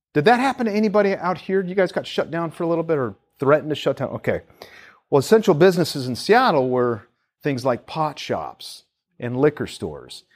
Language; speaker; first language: English; native; English